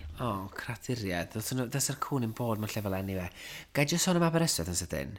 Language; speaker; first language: Welsh; native; Welsh